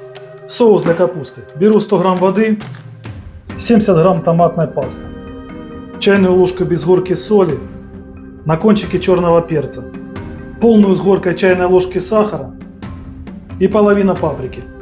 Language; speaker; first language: Russian; native; Russian